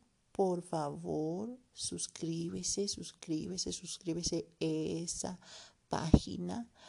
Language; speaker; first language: Spanish; non-native, learner; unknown